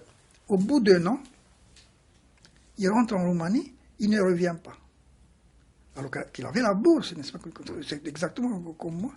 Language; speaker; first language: French; non-native, fluent; Romanian